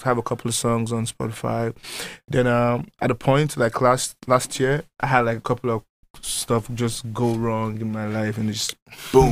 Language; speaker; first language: English; non-native, local second language; Yoruba